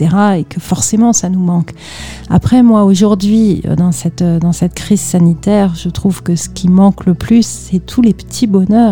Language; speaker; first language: French; native; French